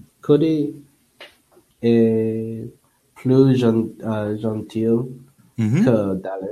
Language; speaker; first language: French; non-native, learner; English